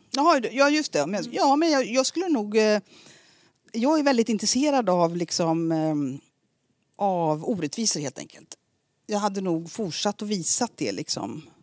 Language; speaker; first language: Swedish; native; Swedish